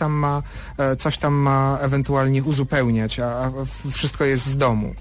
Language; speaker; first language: Polish; native; Polish